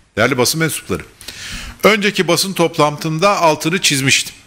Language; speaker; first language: Turkish; native; Turkish